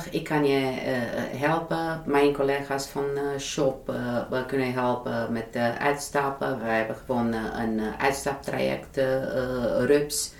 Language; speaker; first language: Dutch; non-native, fluent; Romanian